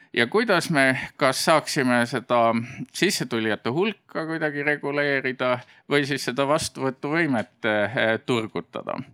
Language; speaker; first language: Estonian; native; Estonian